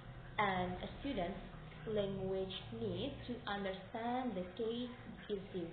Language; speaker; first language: English; non-native, learner; Indonesian